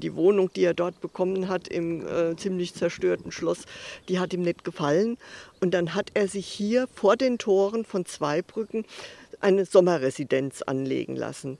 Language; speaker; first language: German; native; German